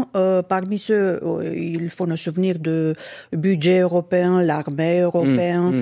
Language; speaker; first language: French; non-native, fluent; Romanian